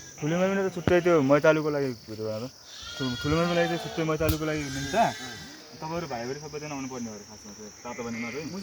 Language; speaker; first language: Nepali; native; Nepali